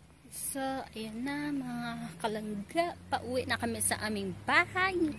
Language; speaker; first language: Filipino; native; Filipino